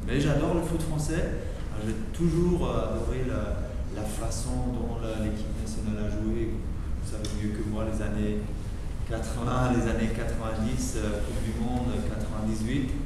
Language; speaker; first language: French; non-native, fluent; German